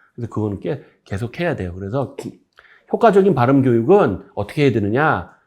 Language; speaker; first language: Korean; native; Korean